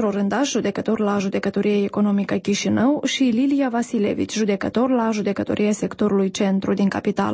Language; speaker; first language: Romanian; native; Romanian